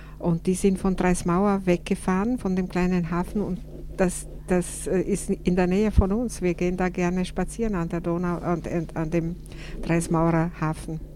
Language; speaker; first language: German; non-native, fluent; Slovak